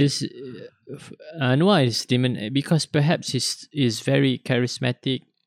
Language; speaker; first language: English; non-native, local second language; Malay